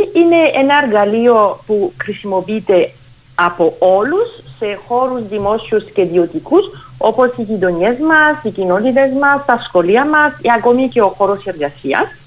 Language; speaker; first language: Greek; non-native, fluent; French